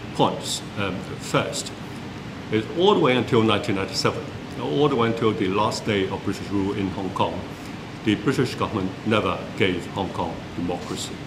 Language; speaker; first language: English; non-native, local second language; Cantonese